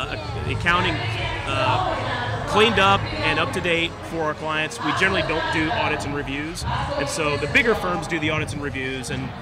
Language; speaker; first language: English; native; English